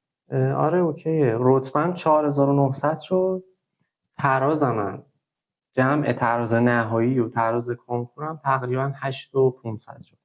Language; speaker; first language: Persian; native; Persian